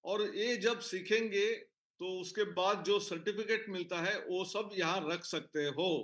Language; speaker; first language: Hindi; non-native, local second language; Marathi